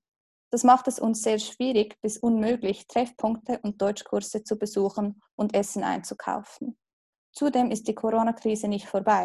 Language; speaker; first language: German; native; German